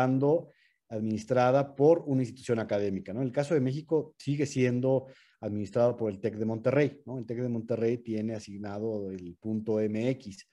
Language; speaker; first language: Spanish; native; Spanish